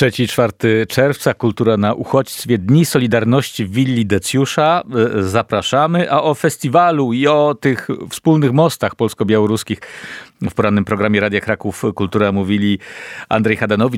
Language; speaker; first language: Polish; native; Polish